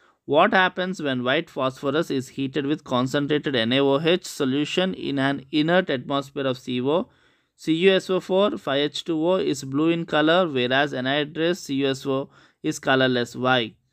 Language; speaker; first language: English; non-native, local second language; Telugu